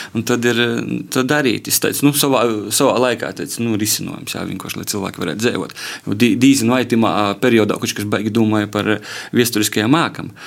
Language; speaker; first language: Latvian; native; Latvian